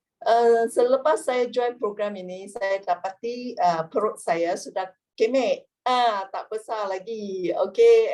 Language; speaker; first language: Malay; non-native, local second language; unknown